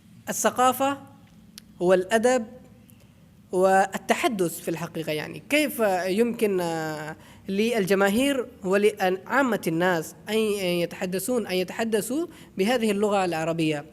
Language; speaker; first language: Arabic; non-native, fluent; Urdu